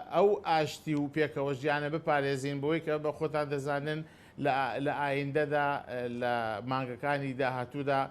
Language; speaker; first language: Central Kurdish; non-native, local second language; Azerbaijani